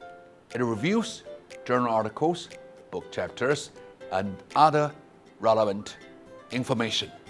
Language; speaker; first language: English; non-native, fluent; Chinese